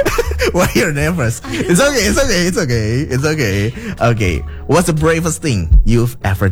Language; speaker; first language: English; non-native, fluent; Indonesian